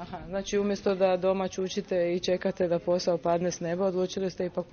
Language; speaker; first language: Croatian; native; Croatian